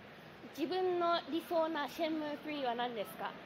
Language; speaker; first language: Japanese; early bilingual, heritage; English